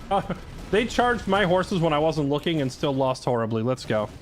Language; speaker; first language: English; native; English